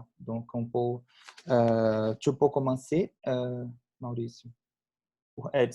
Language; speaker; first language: French; non-native, fluent; Portuguese